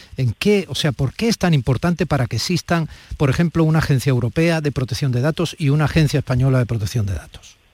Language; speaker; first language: Spanish; native; Spanish